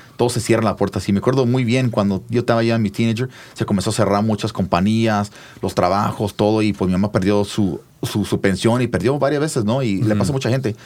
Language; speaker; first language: Spanish; early bilingual, heritage; Spanish